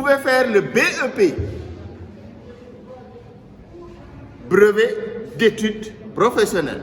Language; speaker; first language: French; non-native, local second language; Wolof